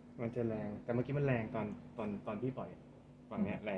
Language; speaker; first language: Thai; native; Thai